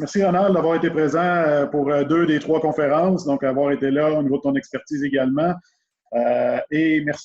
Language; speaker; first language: French; native; French